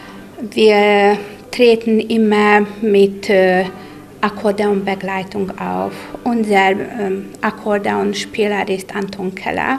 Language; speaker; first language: German; non-native, local second language; Hungarian